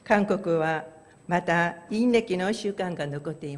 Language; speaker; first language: Japanese; non-native, fluent; Korean